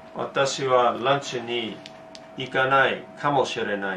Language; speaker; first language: Japanese; non-native, learner; English